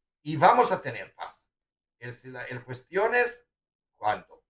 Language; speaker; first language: Spanish; non-native, fluent; Hebrew